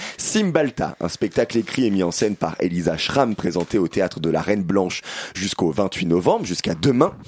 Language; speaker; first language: French; native; French